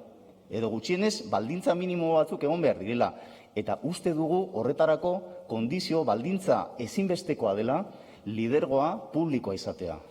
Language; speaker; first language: Basque; non-native, local second language; Spanish